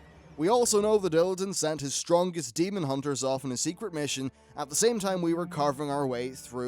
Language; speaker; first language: English; native; English